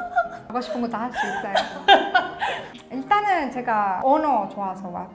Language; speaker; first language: Korean; non-native, fluent; Italian